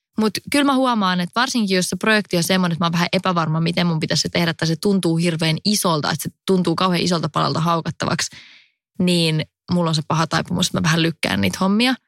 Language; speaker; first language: Finnish; native; Finnish